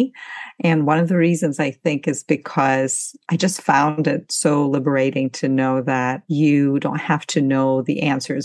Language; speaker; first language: English; non-native, fluent; Ukrainian